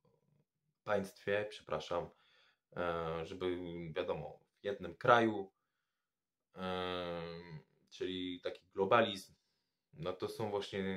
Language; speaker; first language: Polish; non-native, fluent; French